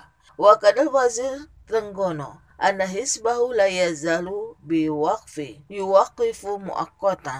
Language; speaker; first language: Arabic; non-native, fluent; Indonesian